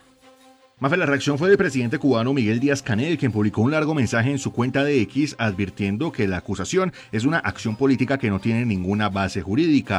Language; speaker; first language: Spanish; native; Spanish